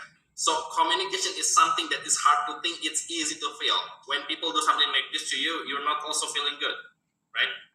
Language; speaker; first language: English; non-native, fluent; Indonesian